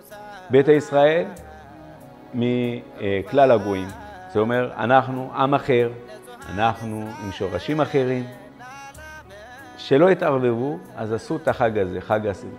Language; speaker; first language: Hebrew; non-native, fluent; Amharic